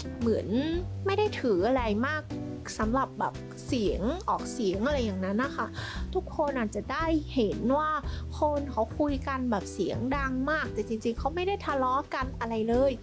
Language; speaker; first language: Thai; non-native, fluent; Vietnamese